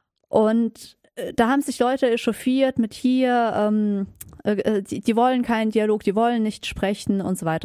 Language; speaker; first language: German; native; German